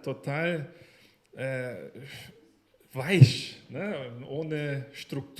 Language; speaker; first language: German; non-native, learner; Portuguese